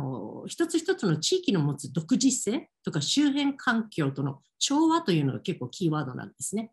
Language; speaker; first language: Japanese; native; Japanese